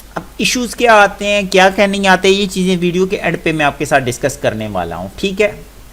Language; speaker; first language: Urdu; non-native, local second language; Punjabi